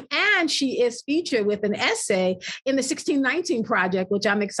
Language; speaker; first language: English; native; English